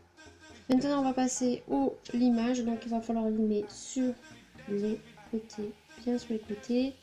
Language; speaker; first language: French; native; French